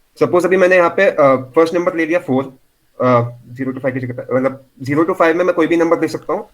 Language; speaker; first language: Hindi; non-native, local second language; Marathi